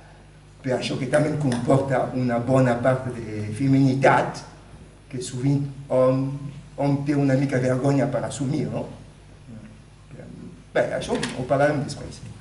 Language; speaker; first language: Catalan; non-native, fluent; Lingala